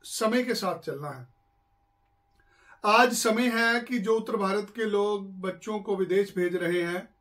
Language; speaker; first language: Hindi; non-native, local second language; Punjabi